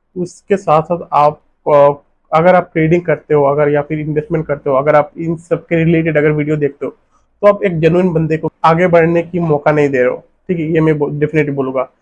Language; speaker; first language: Hindi; non-native, local second language; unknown